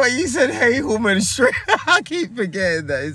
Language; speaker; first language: English; native; English